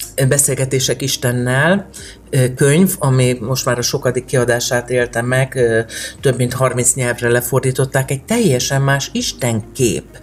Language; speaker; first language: Hungarian; native; Hungarian